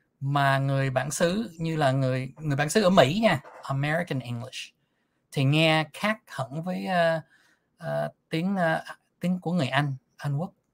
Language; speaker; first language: Vietnamese; early bilingual, other home language; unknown